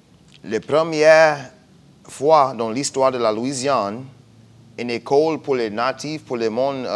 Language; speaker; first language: French; non-native, fluent; English